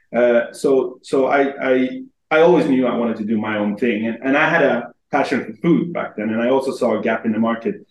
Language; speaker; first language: English; non-native, fluent; Persian